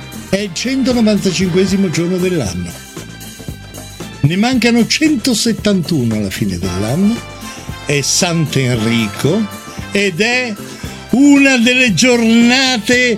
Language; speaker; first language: Italian; native; Italian